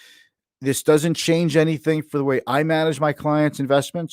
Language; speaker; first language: English; native; English